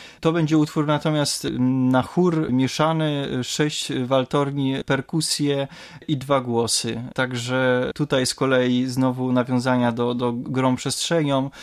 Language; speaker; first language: Polish; native; Polish